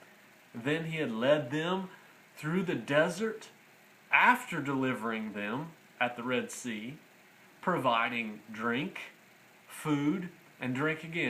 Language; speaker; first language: English; native; English